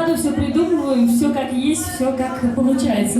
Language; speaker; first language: Russian; non-native, local second language; Uzbek